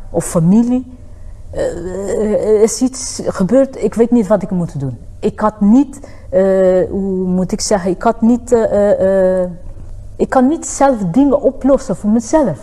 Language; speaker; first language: Dutch; non-native, fluent; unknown